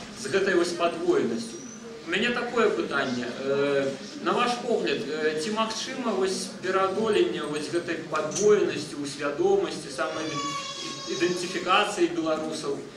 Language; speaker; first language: Belarusian; native; Belarusian